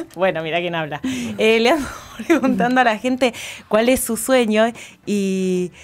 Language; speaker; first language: Spanish; native; Spanish